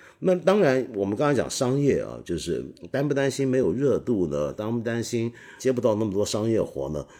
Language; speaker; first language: Chinese; non-native, local second language; Cantonese